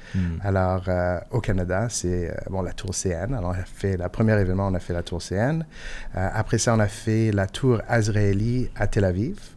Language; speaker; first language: French; non-native, fluent; English